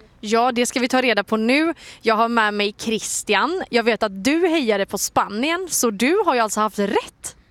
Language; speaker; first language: Swedish; native; Swedish